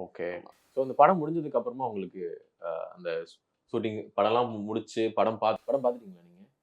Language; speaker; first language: Tamil; native; Tamil